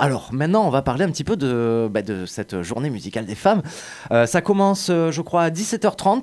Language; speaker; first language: French; native; French